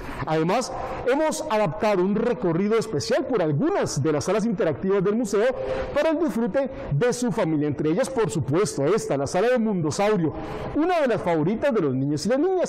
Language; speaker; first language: Spanish; native; Spanish